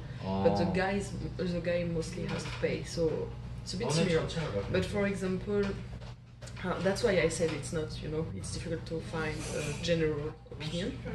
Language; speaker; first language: English; non-native, fluent; French